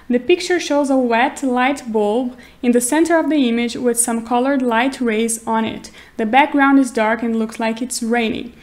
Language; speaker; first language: English; non-native, fluent; Portuguese